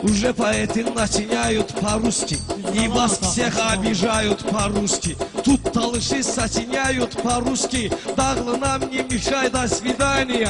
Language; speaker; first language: Russian; non-native, learner; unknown